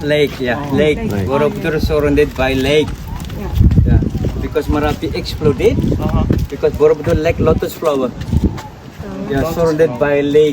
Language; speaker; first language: English; non-native, learner; Indonesian